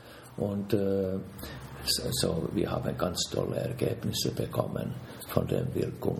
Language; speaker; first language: German; non-native, fluent; Finnish